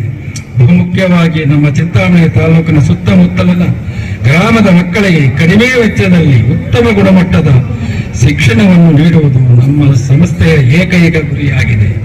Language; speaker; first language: Kannada; native; Kannada